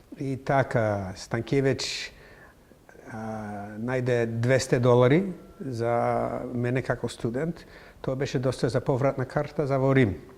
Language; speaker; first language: Macedonian; non-native, fluent; English